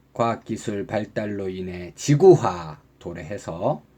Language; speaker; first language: Korean; native; Korean